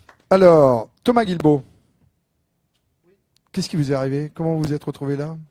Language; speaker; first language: French; native; French